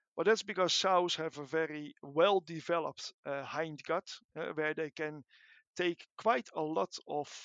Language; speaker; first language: English; non-native, fluent; Dutch